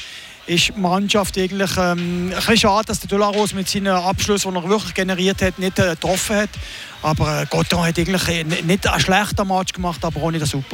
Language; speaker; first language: German; native; German